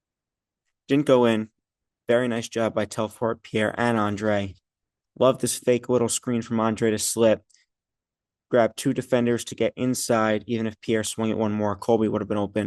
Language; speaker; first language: English; native; English